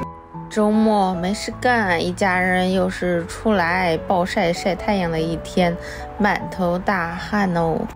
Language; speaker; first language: Chinese; native; Chinese